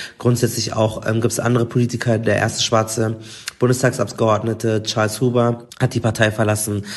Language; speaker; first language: German; native; German